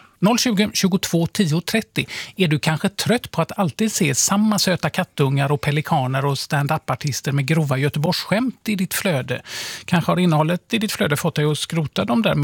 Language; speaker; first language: Swedish; native; Swedish